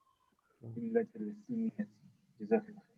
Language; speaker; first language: Arabic; non-native, learner; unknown